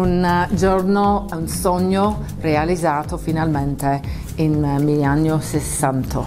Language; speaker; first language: Italian; non-native, learner; English